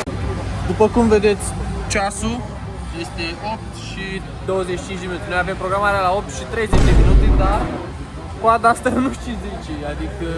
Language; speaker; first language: Romanian; native; Romanian